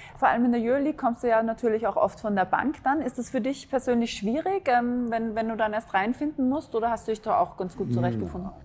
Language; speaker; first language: German; native; German